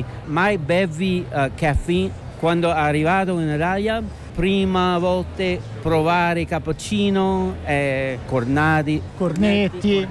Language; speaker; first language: Italian; non-native, learner; English